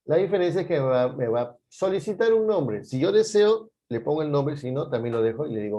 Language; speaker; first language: Spanish; native; Spanish